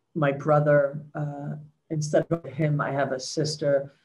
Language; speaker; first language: English; native; English